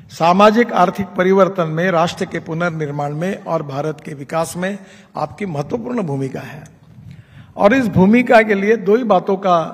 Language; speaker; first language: Hindi; non-native, local second language; Marathi